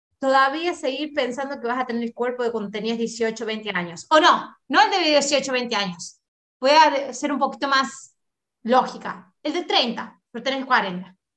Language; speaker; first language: Spanish; native; Spanish